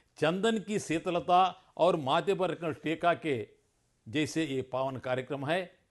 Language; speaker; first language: Hindi; non-native, local second language; Telugu